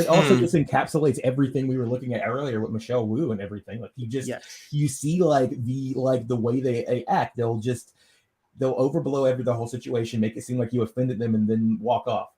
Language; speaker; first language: English; native; English